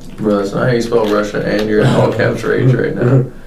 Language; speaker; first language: English; native; English